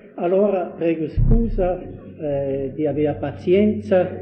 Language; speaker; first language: Italian; non-native, fluent; German